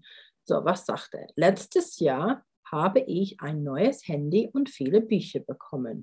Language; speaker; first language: German; non-native, fluent; English